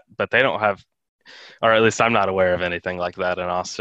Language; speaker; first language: English; native; English